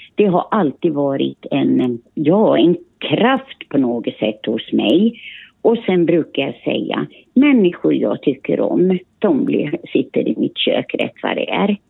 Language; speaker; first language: Swedish; early bilingual, other home language; Finnish